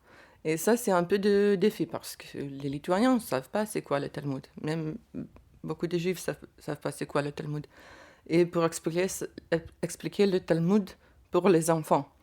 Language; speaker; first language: French; non-native, learner; Lithuanian